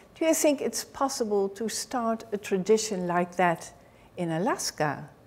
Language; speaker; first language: English; non-native, fluent; Dutch